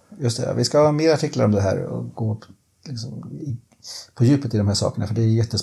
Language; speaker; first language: Swedish; native; Swedish